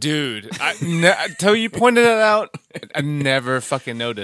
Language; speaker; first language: English; native; English